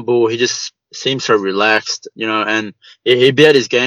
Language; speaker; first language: English; native; English